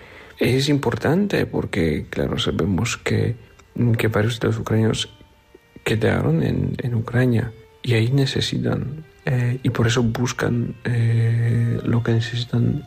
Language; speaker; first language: Spanish; non-native, fluent; Polish